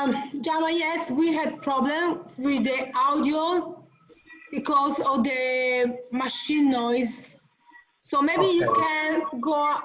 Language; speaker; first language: English; non-native, learner; Italian